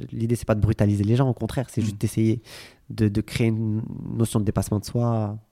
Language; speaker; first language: French; non-native, local second language; Arabic